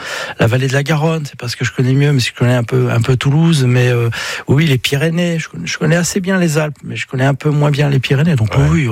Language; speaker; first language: French; native; French